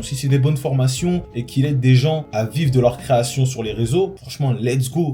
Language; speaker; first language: French; native; French